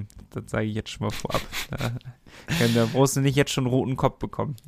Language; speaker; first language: German; native; German